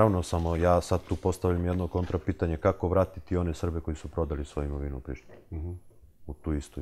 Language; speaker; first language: Serbian; native; Serbian